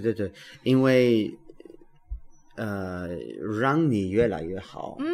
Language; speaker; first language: Chinese; non-native, learner; English